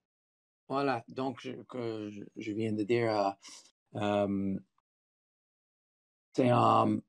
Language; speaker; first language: French; non-native, fluent; English